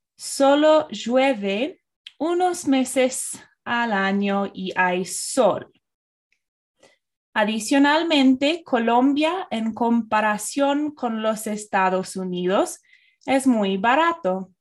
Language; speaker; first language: Spanish; non-native, fluent; English